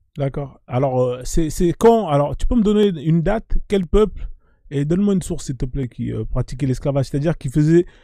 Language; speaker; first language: French; native; French